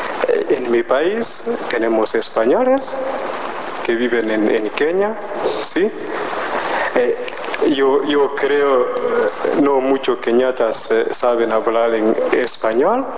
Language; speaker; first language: Spanish; non-native, learner; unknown